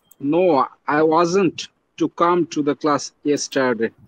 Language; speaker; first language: English; non-native, learner; Bangla